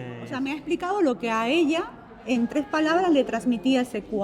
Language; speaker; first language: Spanish; native; Spanish